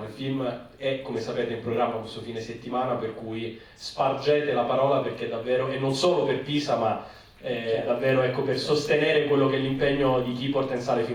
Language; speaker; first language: Italian; native; Italian